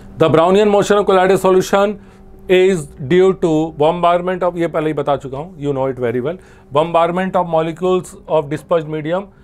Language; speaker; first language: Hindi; non-native, local second language; Gujarati